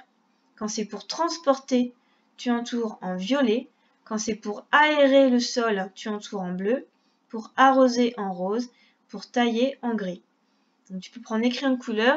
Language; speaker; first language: French; native; French